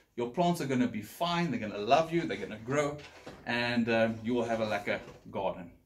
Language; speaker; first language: English; non-native, local second language; Afrikaans